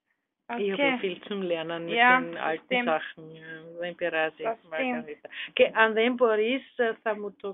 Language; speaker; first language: Greek; non-native, learner; German